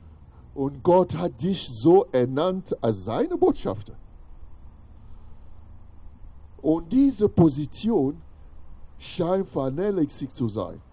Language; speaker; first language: German; non-native, fluent; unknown